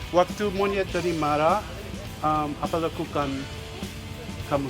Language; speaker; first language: Indonesian; non-native, learner; English